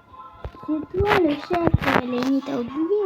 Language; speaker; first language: French; native; French